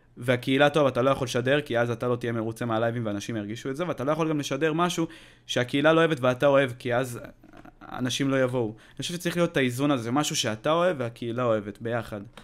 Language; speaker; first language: Hebrew; native; Hebrew